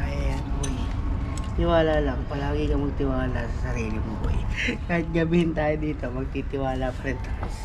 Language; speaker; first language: Filipino; native; Filipino